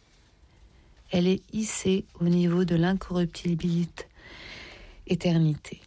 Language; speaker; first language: French; native; French